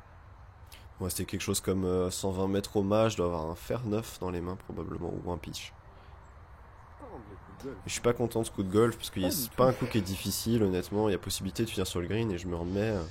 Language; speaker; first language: French; native; French